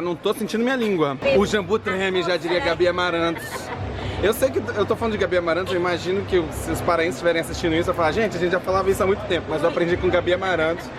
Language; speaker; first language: Portuguese; native; Portuguese